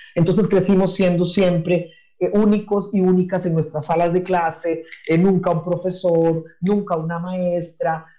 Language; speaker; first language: Spanish; non-native, local second language; English